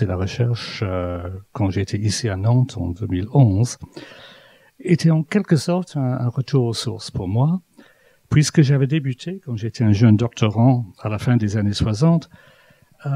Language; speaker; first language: French; non-native, fluent; English